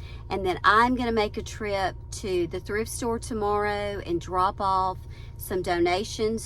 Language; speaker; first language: English; native; English